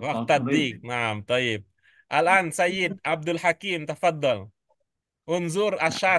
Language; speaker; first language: Arabic; non-native, learner; Indonesian